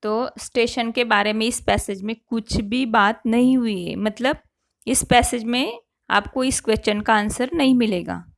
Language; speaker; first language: Hindi; non-native, local second language; Marathi